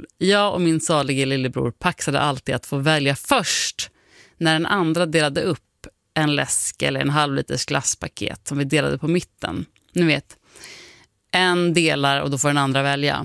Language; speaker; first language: Swedish; native; Swedish